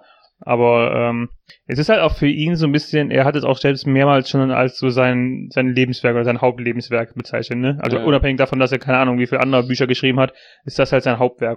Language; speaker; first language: German; native; German